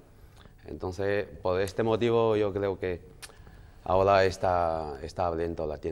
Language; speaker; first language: Spanish; non-native, learner; Chinese